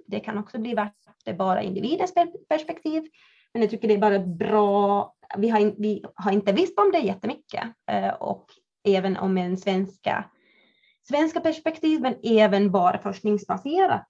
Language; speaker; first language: Swedish; non-native, fluent; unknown